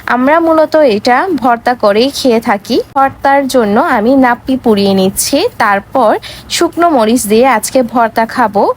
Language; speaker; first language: Bangla; non-native, local second language; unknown